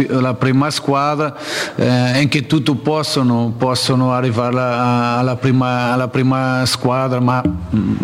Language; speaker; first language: Italian; non-native, learner; Portuguese